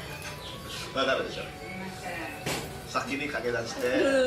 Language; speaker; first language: Japanese; non-native, fluent; Indonesian